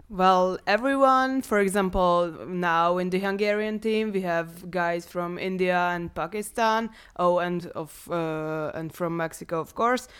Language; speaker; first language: English; non-native, fluent; Hungarian